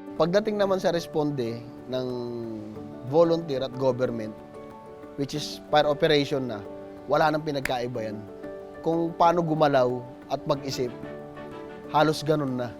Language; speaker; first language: Filipino; native; Filipino